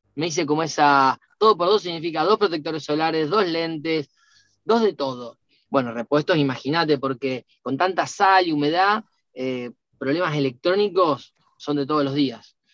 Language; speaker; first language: Spanish; native; Spanish